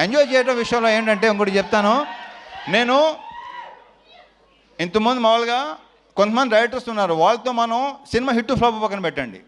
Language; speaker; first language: Telugu; native; Telugu